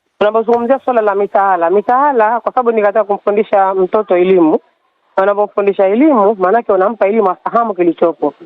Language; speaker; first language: Swahili; native; Swahili